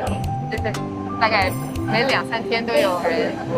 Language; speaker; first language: Chinese; early bilingual, heritage; Chinese